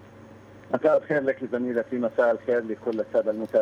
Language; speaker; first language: Arabic; native; Arabic